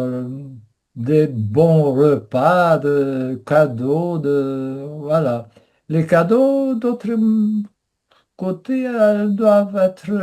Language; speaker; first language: French; non-native, fluent; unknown